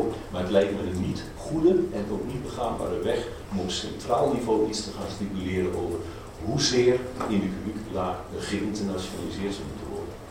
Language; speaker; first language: Dutch; native; Dutch